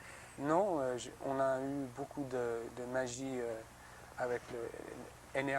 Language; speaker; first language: French; non-native, learner; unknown